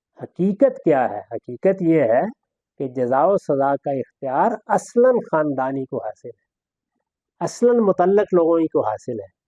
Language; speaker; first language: Urdu; non-native, local second language; Punjabi